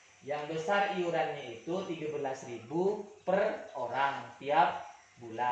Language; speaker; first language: Malay; native; Malay